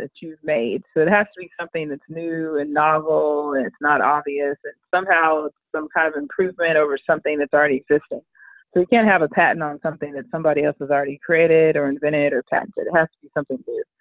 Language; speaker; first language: English; native; English